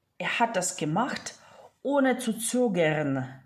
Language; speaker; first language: German; non-native, fluent; Ukrainian